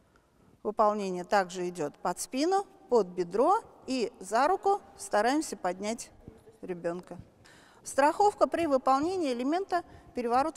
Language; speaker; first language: Russian; native; Russian